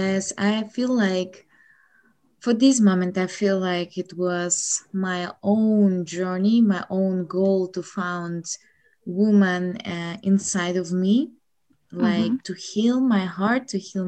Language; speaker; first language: English; non-native, fluent; Ukrainian